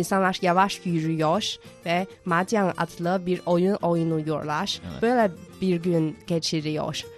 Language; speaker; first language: Turkish; non-native, fluent; Chinese